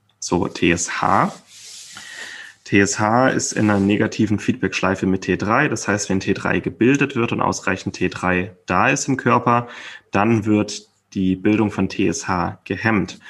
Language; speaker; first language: German; native; German